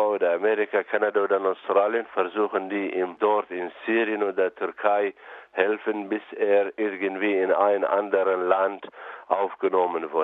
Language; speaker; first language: German; non-native, fluent; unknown